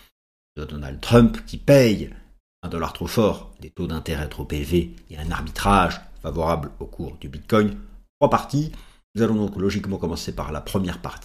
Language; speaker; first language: French; native; French